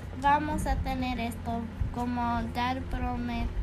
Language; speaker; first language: Spanish; early bilingual, heritage; English